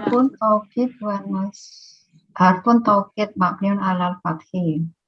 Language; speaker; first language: Arabic; non-native, learner; Indonesian